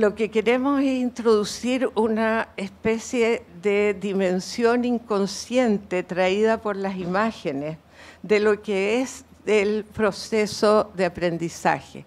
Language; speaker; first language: Spanish; native; Spanish